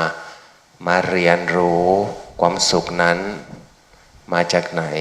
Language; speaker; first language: Thai; non-native, fluent; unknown